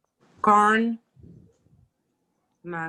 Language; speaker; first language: English; non-native, learner; Spanish